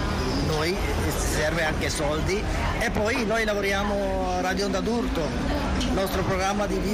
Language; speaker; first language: Italian; non-native, learner; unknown